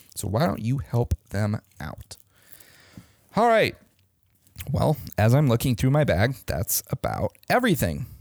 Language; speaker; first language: English; native; English